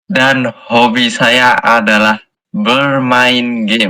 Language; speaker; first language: Indonesian; non-native, learner; Korean